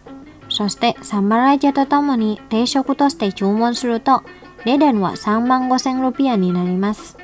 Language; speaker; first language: Japanese; non-native, fluent; Indonesian